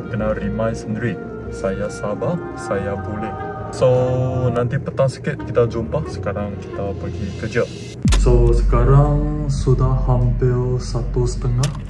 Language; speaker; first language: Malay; non-native, local second language; Chinese